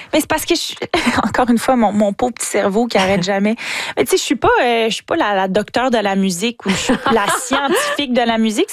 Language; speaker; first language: French; native; French